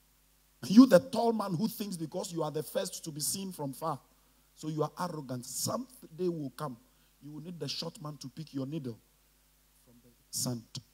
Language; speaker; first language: English; non-native, local second language; Ga